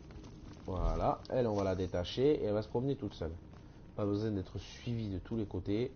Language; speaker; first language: French; native; French